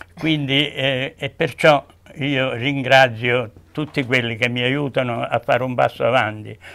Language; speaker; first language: Italian; native; Italian